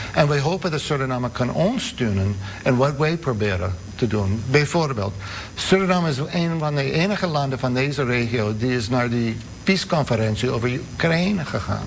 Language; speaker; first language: Dutch; non-native, fluent; English